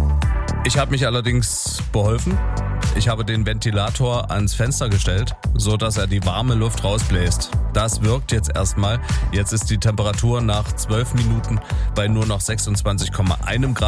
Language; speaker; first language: German; native; German